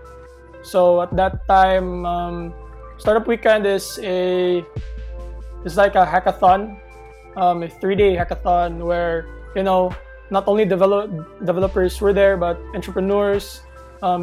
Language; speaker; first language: English; non-native, local second language; Cebuano